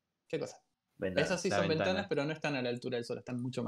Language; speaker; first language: Spanish; native; Spanish